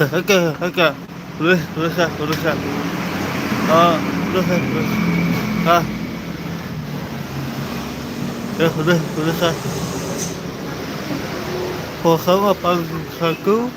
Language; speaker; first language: Indonesian; non-native, local second language; Balinese